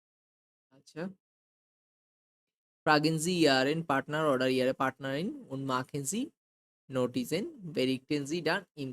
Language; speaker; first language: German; non-native, fluent; Bangla